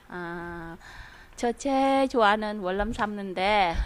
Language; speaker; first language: Korean; non-native, learner; Vietnamese